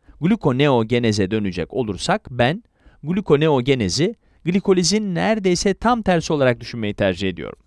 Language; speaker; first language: Turkish; native; Turkish